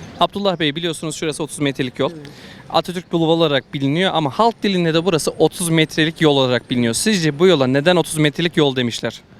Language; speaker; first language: Turkish; native; Turkish